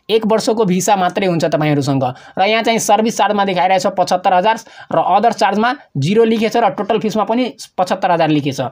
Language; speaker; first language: Nepali; non-native, local second language; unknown